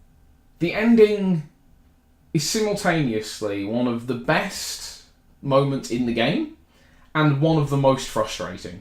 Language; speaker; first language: English; native; English